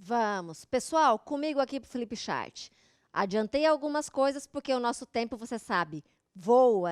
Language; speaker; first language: Portuguese; native; Portuguese